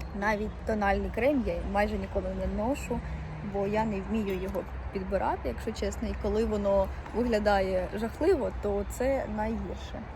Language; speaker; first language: Ukrainian; native; Ukrainian